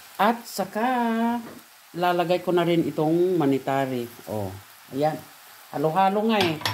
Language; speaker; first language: Filipino; non-native, local second language; Iloko